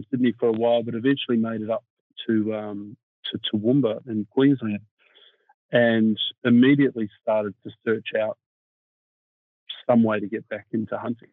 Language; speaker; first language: English; native; English